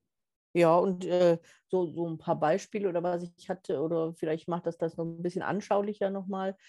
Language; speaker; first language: German; native; German